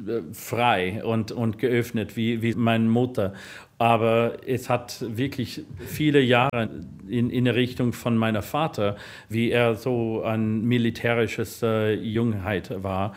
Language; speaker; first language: German; non-native, learner; English